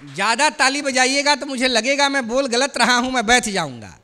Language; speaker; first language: Hindi; native; Hindi